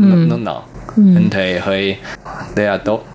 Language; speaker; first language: Vietnamese; non-native, learner; Chinese